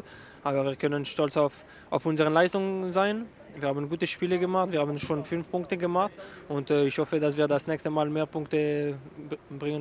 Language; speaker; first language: German; non-native, local second language; French